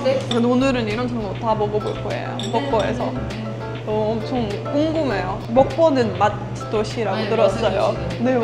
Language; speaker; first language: Korean; non-native, fluent; Estonian